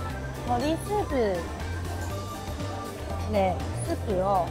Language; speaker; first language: Japanese; non-native, fluent; Chinese